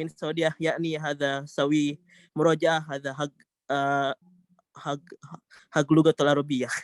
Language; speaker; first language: Arabic; non-native, learner; Indonesian